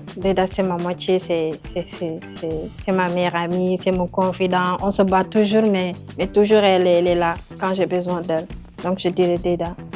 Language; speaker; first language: French; non-native, local second language; Wolof